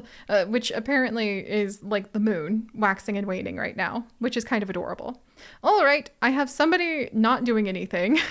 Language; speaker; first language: English; native; English